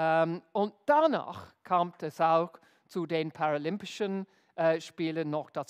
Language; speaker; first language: German; non-native, fluent; English